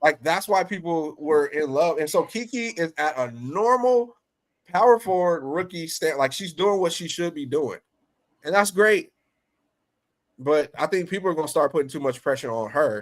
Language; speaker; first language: English; native; English